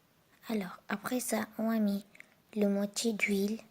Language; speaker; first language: French; non-native, learner; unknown